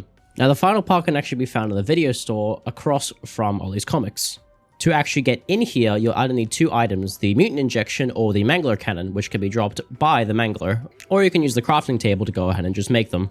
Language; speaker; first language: English; native; English